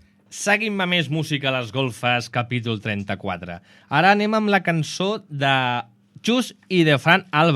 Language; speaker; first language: Catalan; native; Catalan